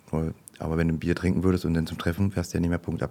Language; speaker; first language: German; native; German